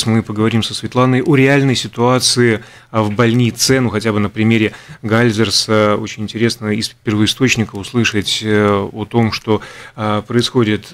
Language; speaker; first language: Russian; native; Russian